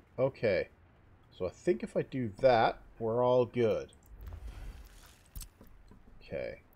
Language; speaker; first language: English; native; English